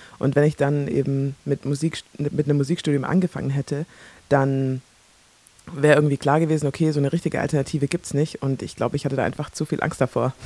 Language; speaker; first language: German; early bilingual, other home language; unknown